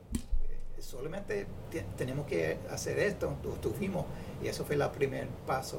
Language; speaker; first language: Spanish; non-native, fluent; English